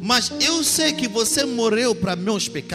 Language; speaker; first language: Portuguese; non-native, learner; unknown